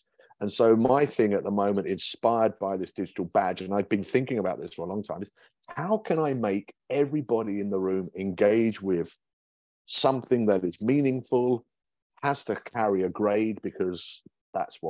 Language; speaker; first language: English; native; English